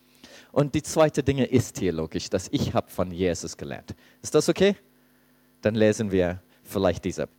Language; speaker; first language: German; non-native, fluent; English